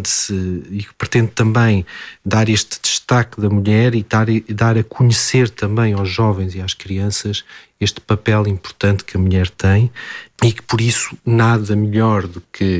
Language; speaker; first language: Portuguese; native; Portuguese